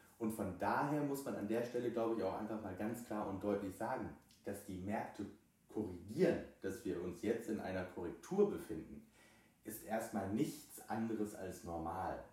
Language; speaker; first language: German; native; German